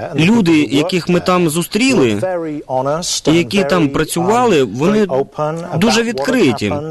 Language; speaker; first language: Ukrainian; non-native, fluent; English